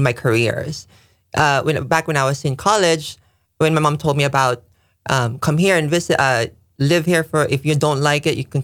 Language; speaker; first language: English; non-native, local second language; Filipino